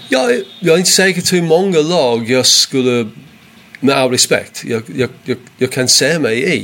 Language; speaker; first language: Swedish; non-native, fluent; English